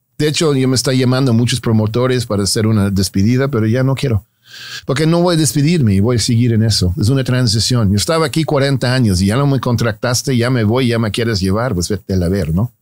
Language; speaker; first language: Spanish; non-native, fluent; English